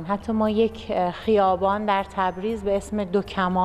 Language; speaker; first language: Persian; non-native, local second language; Azerbaijani